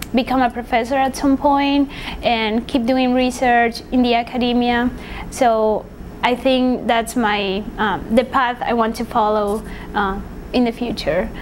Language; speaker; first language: English; non-native, fluent; Spanish